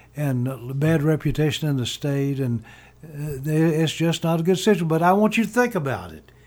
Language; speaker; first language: English; native; English